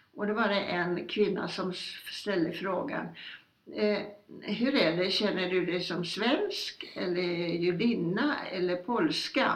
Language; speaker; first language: Swedish; early bilingual, other home language; Polish